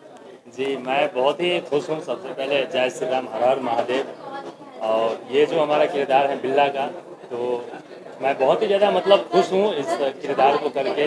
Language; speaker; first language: Hindi; native; Hindi